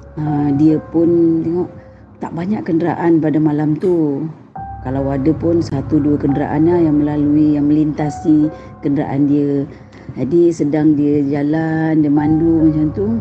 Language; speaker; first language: Malay; native; Malay